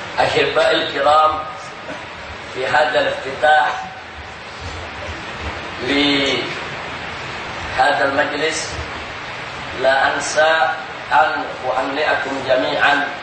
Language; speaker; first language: Arabic; non-native, fluent; Indonesian